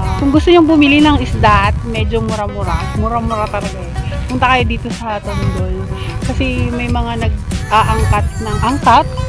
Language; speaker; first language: Filipino; non-native, local second language; Pangasinan